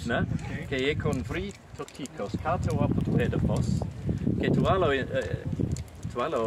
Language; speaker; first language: Greek; non-native, learner; English